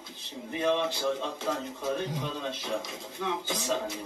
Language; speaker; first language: Turkish; native; Turkish